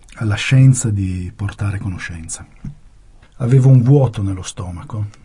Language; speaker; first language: Italian; native; Italian